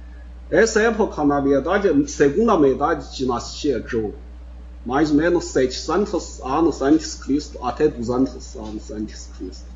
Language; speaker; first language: Portuguese; non-native, fluent; Chinese